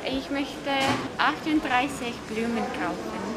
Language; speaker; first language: German; non-native, learner; English